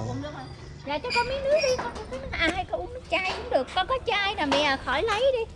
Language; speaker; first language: Chinese; non-native, learner; Vietnamese